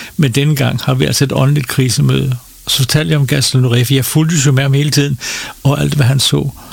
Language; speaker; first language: Danish; native; Danish